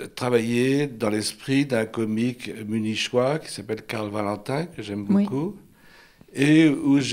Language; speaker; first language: French; native; French